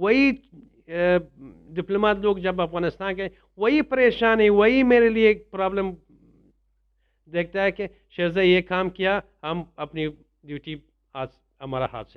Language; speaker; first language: Hindi; non-native, learner; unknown